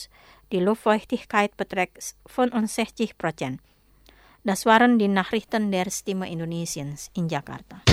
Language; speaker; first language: German; non-native, fluent; Indonesian